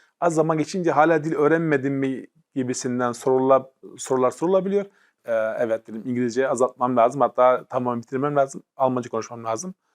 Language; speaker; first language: Turkish; native; Turkish